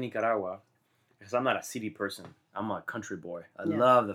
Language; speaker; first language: English; non-native, fluent; Spanish